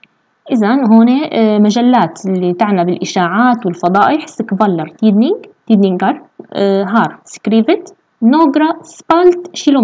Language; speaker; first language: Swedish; non-native, fluent; Arabic